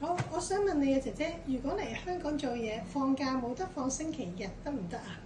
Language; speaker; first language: Cantonese; native; Cantonese